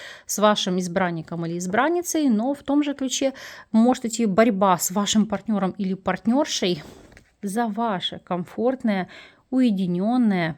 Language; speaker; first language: Russian; native; Russian